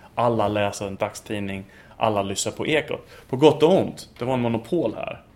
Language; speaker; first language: Swedish; non-native, fluent; English